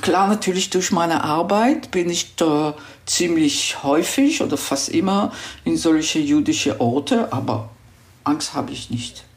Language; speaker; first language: German; non-native, fluent; Hebrew